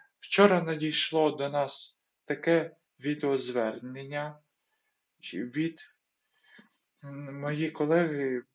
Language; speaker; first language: Ukrainian; non-native, local second language; Russian